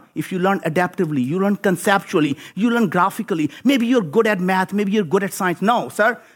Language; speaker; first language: English; non-native, local second language; Hindi